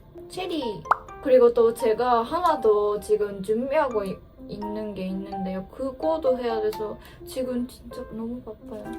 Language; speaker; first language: Korean; non-native, fluent; Japanese